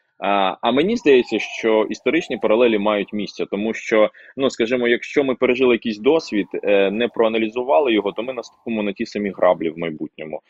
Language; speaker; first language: Ukrainian; non-native, local second language; Russian